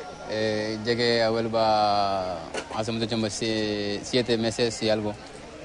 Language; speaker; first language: Spanish; non-native, learner; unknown